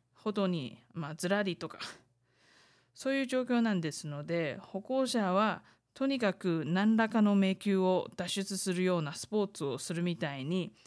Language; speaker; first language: Japanese; non-native, fluent; Chinese